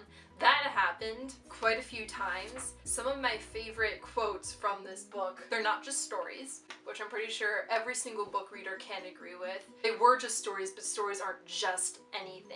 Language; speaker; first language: English; native; English